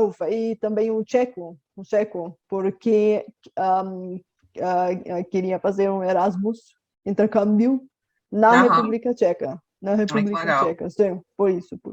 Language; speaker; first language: Portuguese; non-native, fluent; Bulgarian